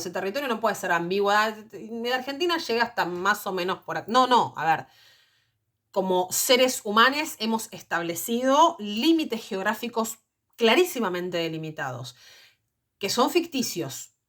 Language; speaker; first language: Spanish; native; Spanish